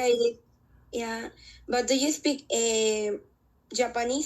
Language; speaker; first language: English; non-native, learner; Spanish